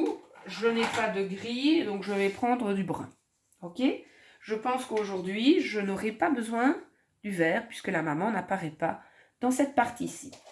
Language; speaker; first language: French; native; French